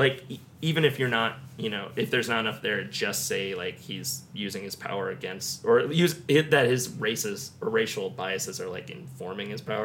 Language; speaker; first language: English; native; English